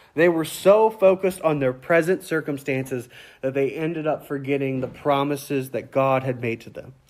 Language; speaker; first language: English; native; English